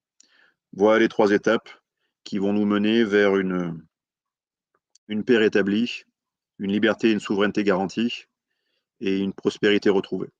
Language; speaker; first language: French; native; French